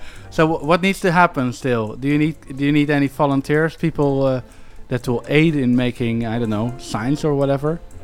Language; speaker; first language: English; non-native, fluent; Dutch